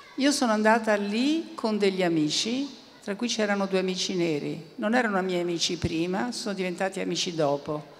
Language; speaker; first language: Italian; native; Italian